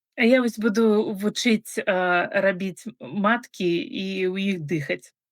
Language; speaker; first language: Belarusian; non-native, local second language; Russian